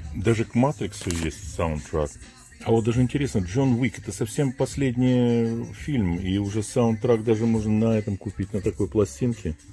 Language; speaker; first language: Russian; native; Russian